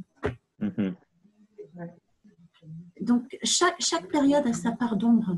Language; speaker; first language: French; native; French